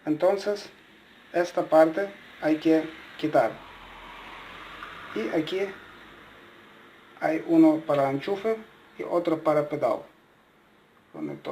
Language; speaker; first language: Spanish; non-native, learner; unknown